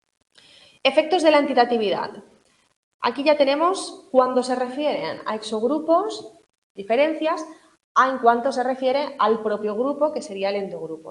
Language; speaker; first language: Spanish; native; Spanish